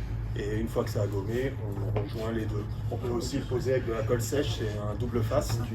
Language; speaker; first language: French; native; French